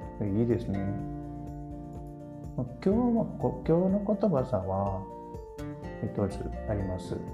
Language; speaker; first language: Japanese; non-native, learner; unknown